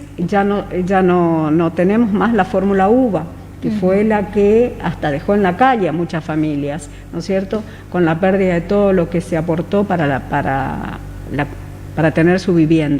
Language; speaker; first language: Spanish; native; Spanish